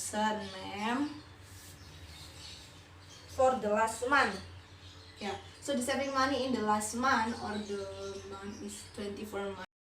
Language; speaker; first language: English; non-native, learner; Indonesian